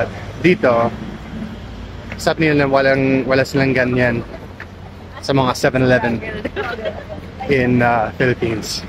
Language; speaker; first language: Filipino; non-native, learner; English